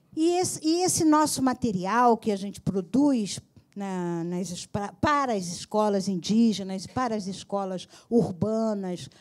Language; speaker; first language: Portuguese; native; Portuguese